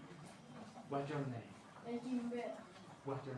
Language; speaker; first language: English; non-native, learner; Spanish